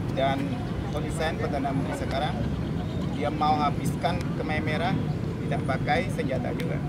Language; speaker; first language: Indonesian; non-native, fluent; Khmer